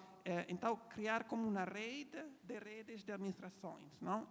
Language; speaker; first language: Portuguese; non-native, fluent; Italian